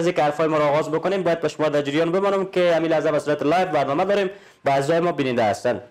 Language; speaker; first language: Persian; native; Persian